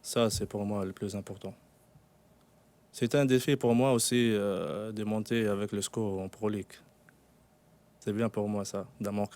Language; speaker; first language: French; non-native, local second language; Arabic